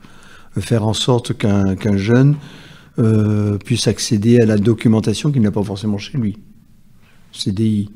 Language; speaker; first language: French; native; French